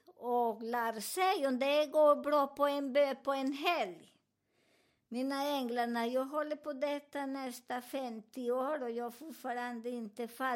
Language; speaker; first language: Swedish; non-native, learner; Spanish